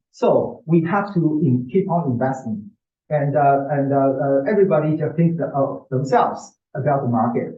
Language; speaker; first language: English; non-native, fluent; Chinese